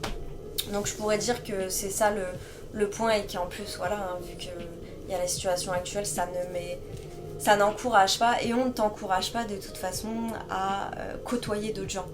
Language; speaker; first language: French; native; French